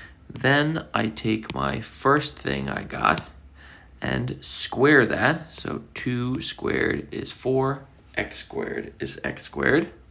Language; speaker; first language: English; native; English